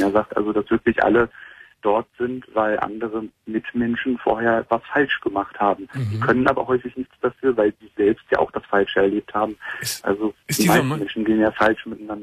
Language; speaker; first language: German; native; German